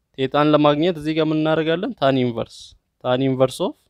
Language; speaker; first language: English; non-native, fluent; Amharic